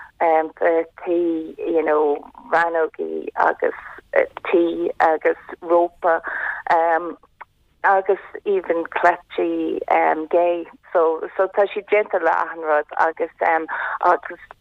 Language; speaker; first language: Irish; non-native, local second language; English